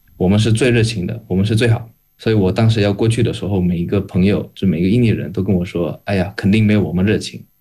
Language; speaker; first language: Chinese; non-native, fluent; Indonesian